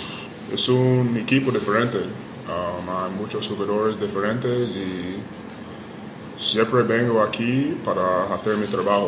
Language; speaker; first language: Spanish; non-native, fluent; English